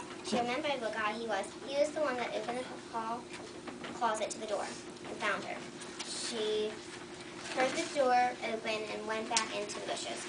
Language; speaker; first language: English; native; English